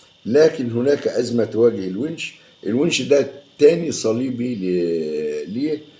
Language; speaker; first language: Arabic; native; Arabic